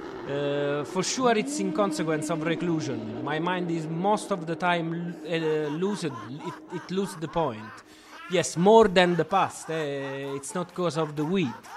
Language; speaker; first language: English; non-native, fluent; Italian